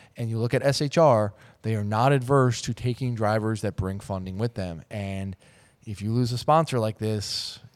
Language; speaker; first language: English; native; English